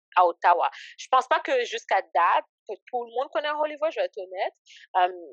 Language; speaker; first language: French; early bilingual, other home language; Haitian Creole